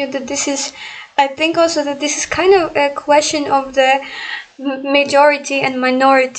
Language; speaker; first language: English; non-native, fluent; Ukrainian